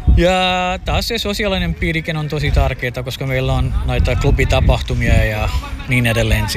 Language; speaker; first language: Finnish; non-native, fluent; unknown